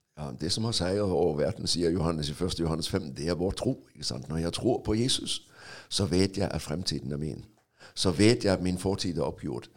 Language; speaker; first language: Norwegian; non-native, fluent; Danish